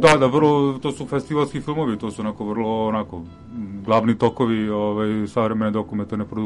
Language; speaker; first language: Serbian; native; Serbian